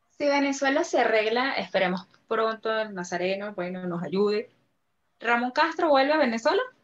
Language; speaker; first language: Spanish; native; Spanish